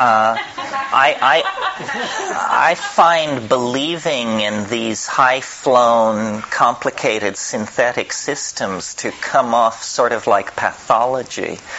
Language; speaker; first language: English; native; English